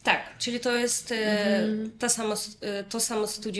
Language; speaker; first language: Polish; non-native, fluent; Russian